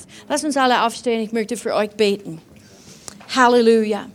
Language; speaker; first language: German; non-native, fluent; English